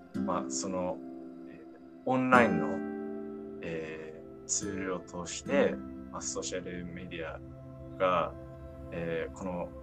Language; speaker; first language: Japanese; non-native, fluent; English